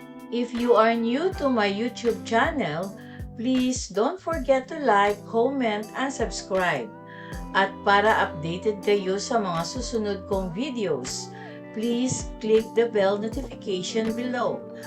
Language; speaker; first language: English; non-native, local second language; Filipino